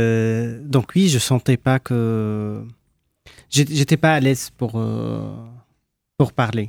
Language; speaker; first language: French; non-native, fluent; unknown